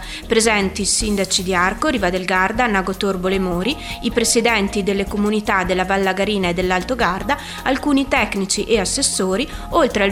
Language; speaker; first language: Italian; native; Italian